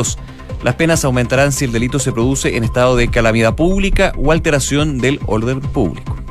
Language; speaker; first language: Spanish; native; Spanish